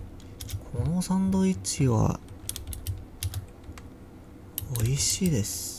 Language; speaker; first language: Japanese; non-native, learner; English